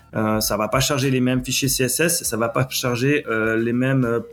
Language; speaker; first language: French; native; French